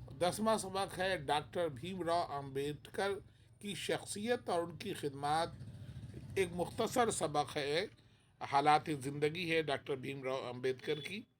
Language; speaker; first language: Urdu; native; Urdu